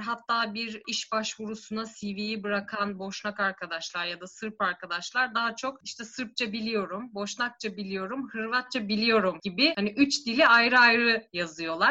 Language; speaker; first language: Turkish; native; Turkish